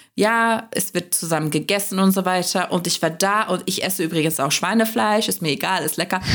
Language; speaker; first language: German; non-native, fluent; Turkish